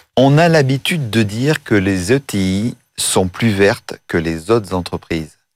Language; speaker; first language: French; native; French